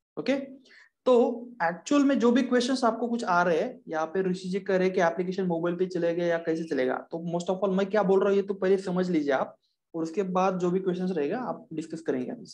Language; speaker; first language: Hindi; non-native, local second language; Marathi